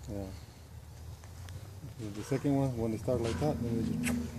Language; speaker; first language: English; non-native, learner; Spanish